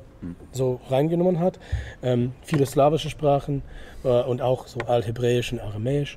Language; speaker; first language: German; non-native, fluent; English